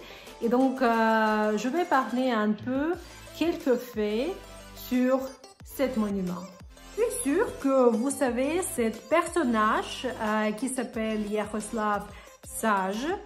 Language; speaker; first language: French; non-native, fluent; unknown